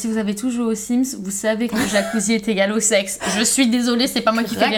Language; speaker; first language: French; native; French